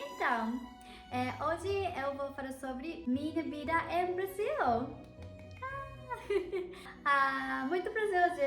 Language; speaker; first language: Portuguese; non-native, learner; Japanese